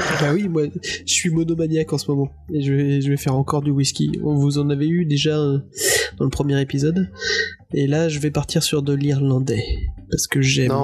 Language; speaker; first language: French; native; French